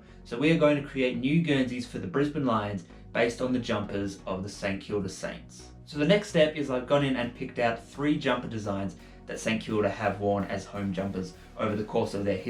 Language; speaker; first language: English; native; English